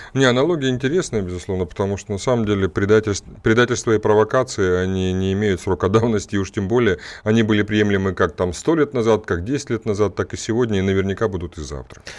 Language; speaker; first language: Russian; native; Russian